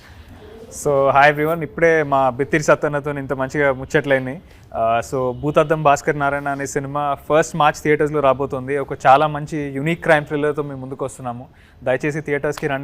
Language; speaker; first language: Telugu; native; Telugu